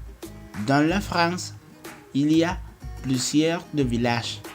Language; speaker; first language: French; non-native, fluent; Spanish